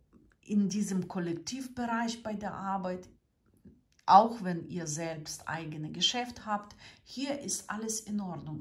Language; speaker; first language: German; non-native, fluent; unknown